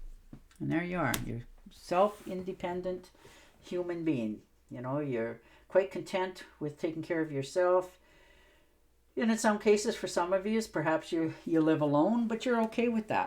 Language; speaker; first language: English; native; English